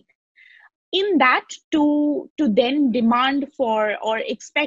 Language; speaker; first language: English; non-native, local second language; Hindi